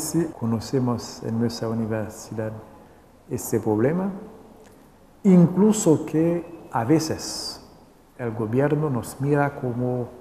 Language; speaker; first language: Spanish; non-native, local second language; Haitian Creole